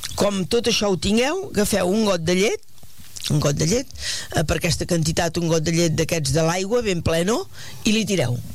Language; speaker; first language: Catalan; native; Catalan